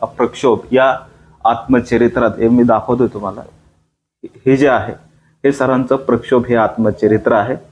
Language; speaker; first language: Marathi; native; Marathi